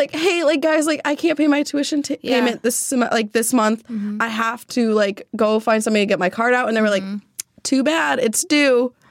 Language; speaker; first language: English; native; English